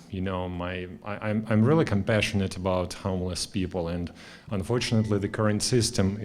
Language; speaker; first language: English; non-native, fluent; Russian